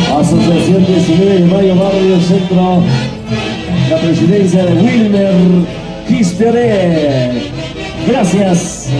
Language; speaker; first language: Spanish; native; Spanish